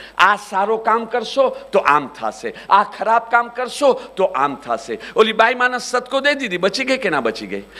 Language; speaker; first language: Gujarati; early bilingual, heritage; Gujarati